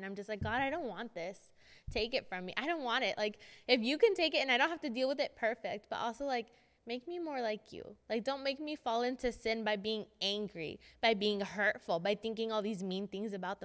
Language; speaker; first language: English; early bilingual, other home language; Spanish